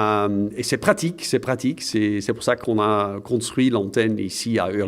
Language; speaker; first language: French; non-native, fluent; Dutch